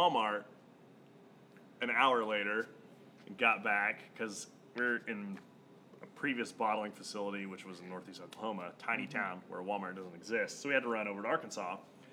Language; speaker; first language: English; native; English